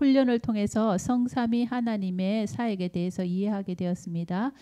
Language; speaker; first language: Korean; native; Korean